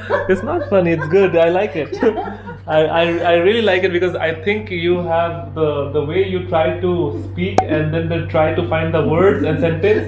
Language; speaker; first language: English; non-native, local second language; Hindi